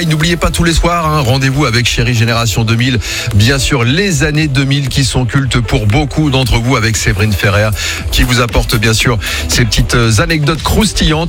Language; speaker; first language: French; native; French